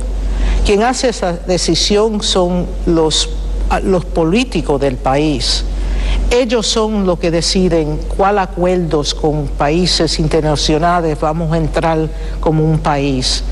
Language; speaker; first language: Spanish; early bilingual, heritage; Spanish